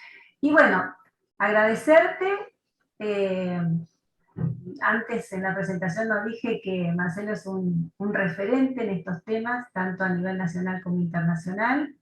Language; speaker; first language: Spanish; native; Spanish